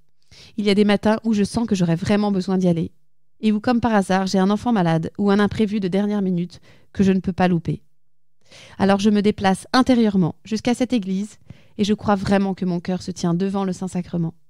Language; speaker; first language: French; native; French